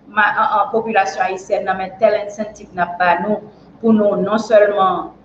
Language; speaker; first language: French; non-native, local second language; Haitian Creole